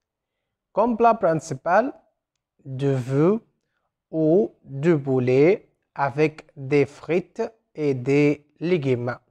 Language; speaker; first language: French; non-native, fluent; Arabic